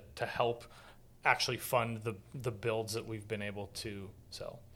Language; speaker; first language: English; native; English